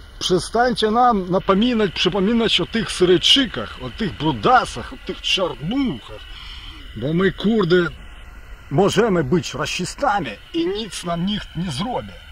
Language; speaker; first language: Polish; non-native, fluent; Ukrainian